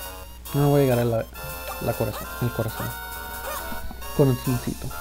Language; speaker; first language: Spanish; early bilingual, heritage; Spanish